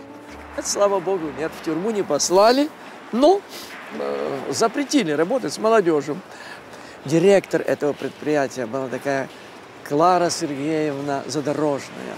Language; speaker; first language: Russian; non-native, local second language; Ukrainian